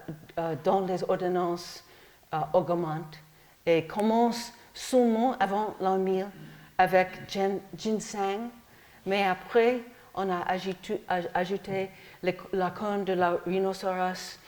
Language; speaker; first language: French; non-native, fluent; English